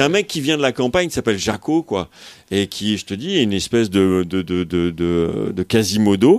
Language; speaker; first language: French; native; French